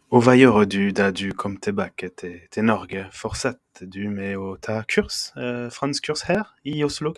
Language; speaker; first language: Norwegian; non-native, fluent; French